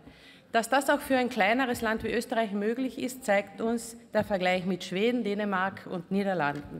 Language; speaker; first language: German; native; German